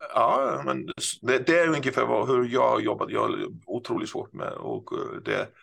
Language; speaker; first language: Swedish; non-native, fluent; Icelandic